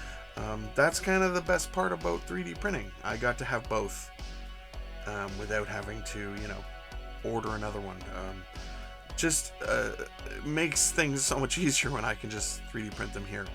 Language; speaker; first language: English; native; English